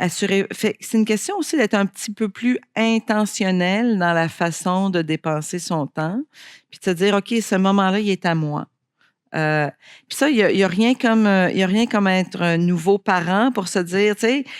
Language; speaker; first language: French; native; French